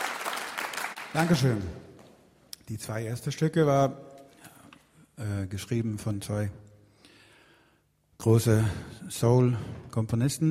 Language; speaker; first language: German; non-native, fluent; Swedish